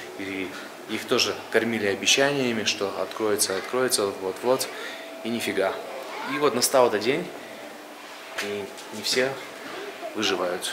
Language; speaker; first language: Russian; native; Russian